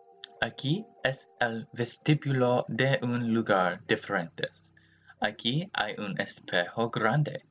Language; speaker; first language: Spanish; non-native, learner; English